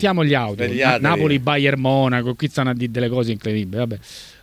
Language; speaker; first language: Italian; native; Italian